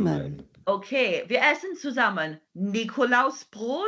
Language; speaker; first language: German; non-native, fluent; English